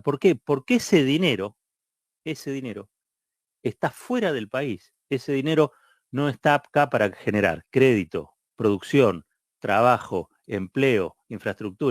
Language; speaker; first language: Spanish; native; Spanish